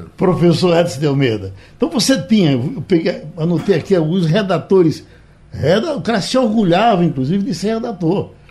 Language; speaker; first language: Portuguese; native; Portuguese